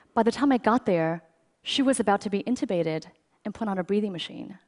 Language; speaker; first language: English; early bilingual, other home language; Chinese